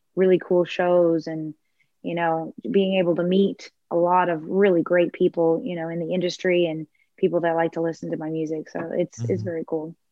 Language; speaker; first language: English; native; English